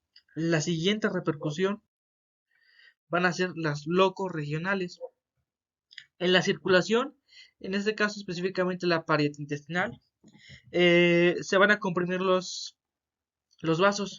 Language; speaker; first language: Spanish; native; Spanish